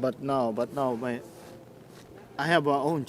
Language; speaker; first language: English; non-native, local second language; Filipino